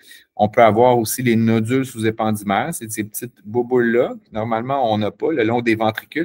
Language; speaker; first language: French; native; French